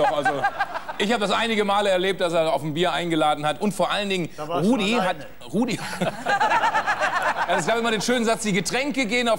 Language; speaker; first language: German; native; German